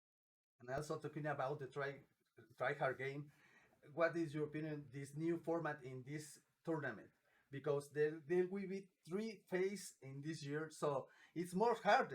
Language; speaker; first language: English; non-native, learner; Spanish